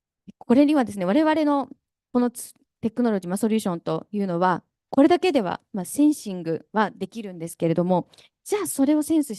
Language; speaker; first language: Japanese; native; Japanese